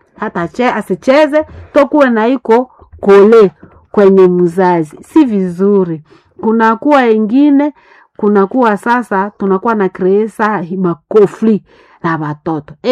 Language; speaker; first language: Swahili; non-native, local second language; Nande